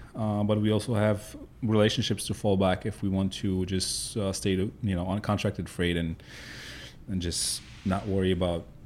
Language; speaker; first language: English; non-native, fluent; Polish